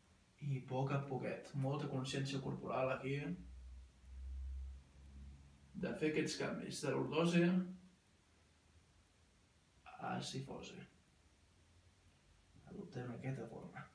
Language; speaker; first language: Catalan; native; Catalan